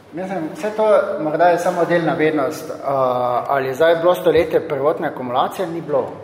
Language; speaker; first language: Slovenian; native; Slovenian